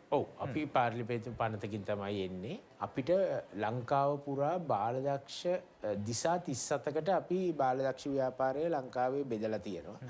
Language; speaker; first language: Sinhala; native; Sinhala